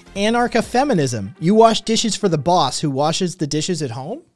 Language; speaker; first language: English; native; English